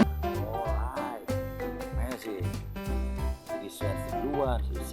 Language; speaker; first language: English; non-native, learner; Indonesian